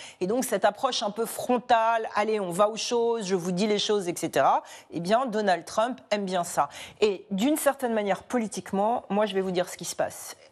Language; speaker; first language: French; native; French